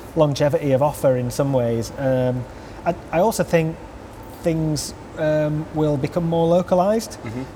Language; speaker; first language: English; native; English